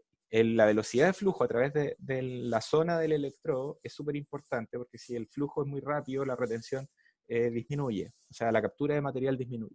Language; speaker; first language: Spanish; native; Spanish